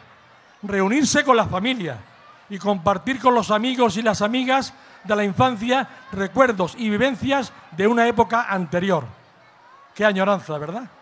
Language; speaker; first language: Spanish; native; Spanish